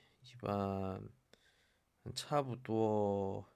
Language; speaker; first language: Chinese; non-native, learner; Korean